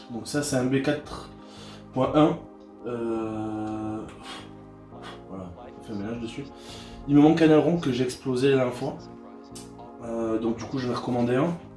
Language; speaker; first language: French; native; French